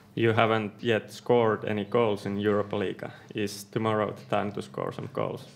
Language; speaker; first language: English; non-native, fluent; Finnish